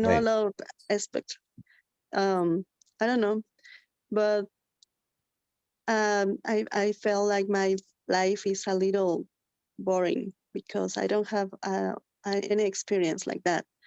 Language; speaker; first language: English; non-native, learner; Spanish